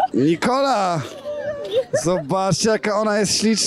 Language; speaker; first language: Polish; native; Polish